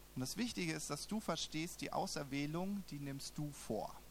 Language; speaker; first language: German; native; German